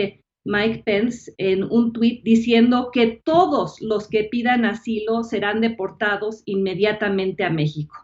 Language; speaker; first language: Spanish; native; Spanish